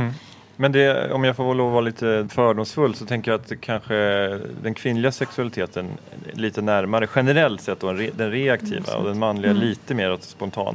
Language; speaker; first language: Swedish; native; Swedish